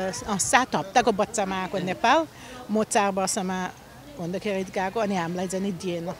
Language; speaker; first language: Nepali; early bilingual, other home language; German